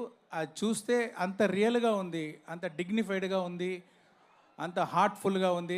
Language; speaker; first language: Telugu; non-native, learner; Tamil